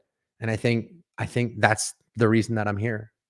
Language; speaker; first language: English; native; English